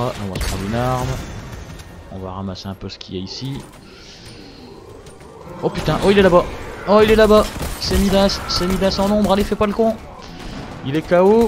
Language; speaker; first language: French; native; French